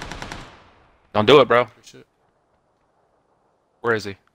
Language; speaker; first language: English; native; English